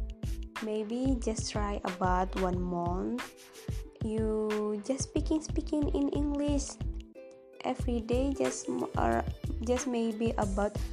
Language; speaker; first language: English; non-native, local second language; Indonesian